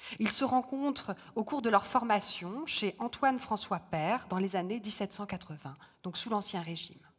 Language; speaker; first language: French; native; French